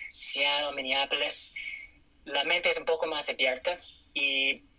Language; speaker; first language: Spanish; non-native, fluent; English